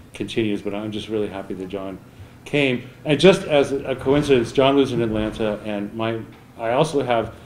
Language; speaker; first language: English; native; English